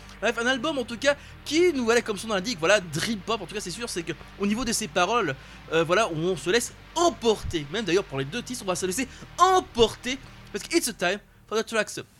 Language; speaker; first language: French; native; French